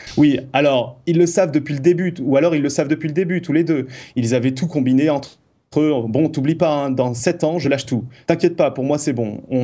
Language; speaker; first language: French; native; French